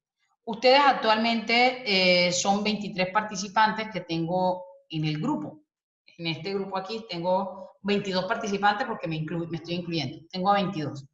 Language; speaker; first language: Spanish; native; Spanish